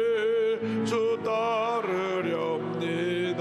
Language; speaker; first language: Korean; native; Korean